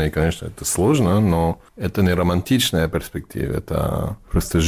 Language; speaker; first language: Russian; non-native, fluent; English